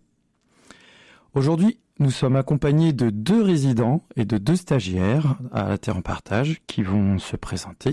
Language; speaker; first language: French; native; French